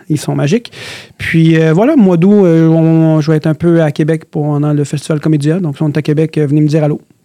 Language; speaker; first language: French; early bilingual, other home language; Arabic